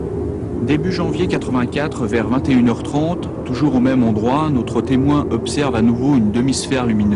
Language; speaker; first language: French; native; French